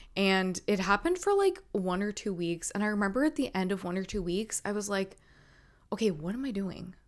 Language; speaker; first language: English; native; English